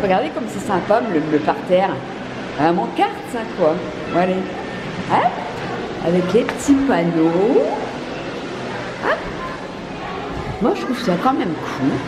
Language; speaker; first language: French; native; French